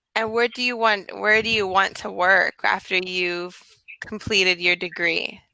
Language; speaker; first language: English; native; English